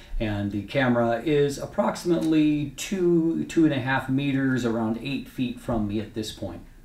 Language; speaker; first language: English; native; English